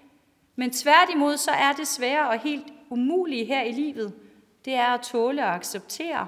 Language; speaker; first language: Danish; native; Danish